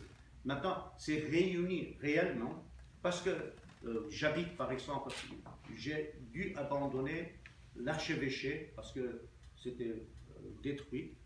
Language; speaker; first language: French; non-native, fluent; Armenian